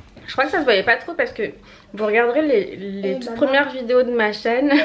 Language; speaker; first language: French; native; French